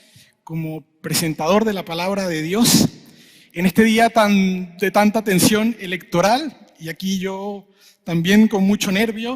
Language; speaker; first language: Spanish; native; Spanish